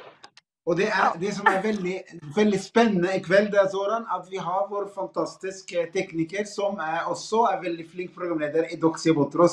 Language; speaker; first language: Swedish; non-native, fluent; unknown